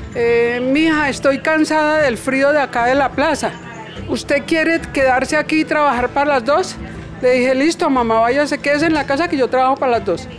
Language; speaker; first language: Spanish; native; Spanish